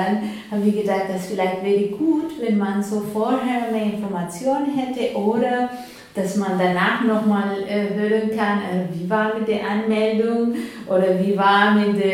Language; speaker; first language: German; non-native, fluent; Spanish